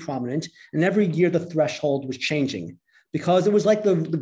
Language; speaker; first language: English; native; English